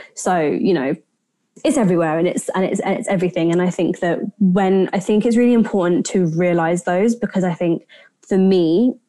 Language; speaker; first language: English; native; English